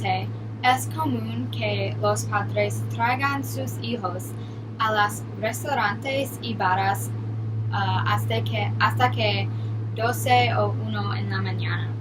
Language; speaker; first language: Spanish; non-native, learner; English